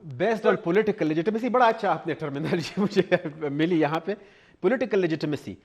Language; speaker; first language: Urdu; non-native, local second language; Pashto